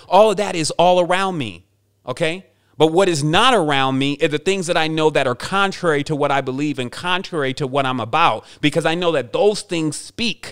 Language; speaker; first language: English; native; English